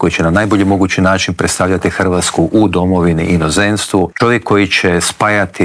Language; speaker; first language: Croatian; native; Croatian